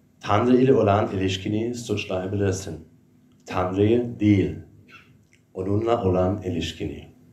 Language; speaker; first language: Turkish; non-native, fluent; German